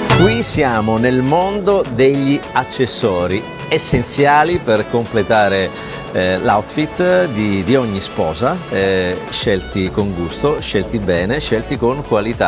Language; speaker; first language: Italian; native; Italian